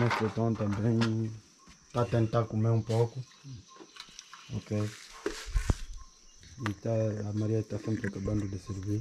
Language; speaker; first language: Portuguese; non-native, fluent; Vietnamese